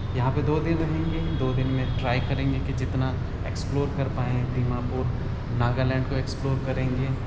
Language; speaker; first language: Hindi; native; Hindi